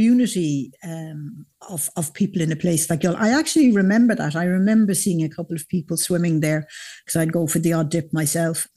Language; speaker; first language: English; native; English